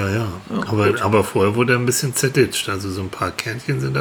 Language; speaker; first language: German; native; German